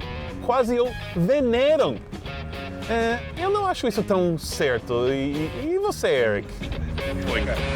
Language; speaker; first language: Portuguese; non-native, fluent; English